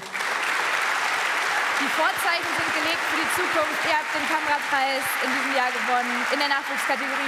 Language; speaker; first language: German; native; German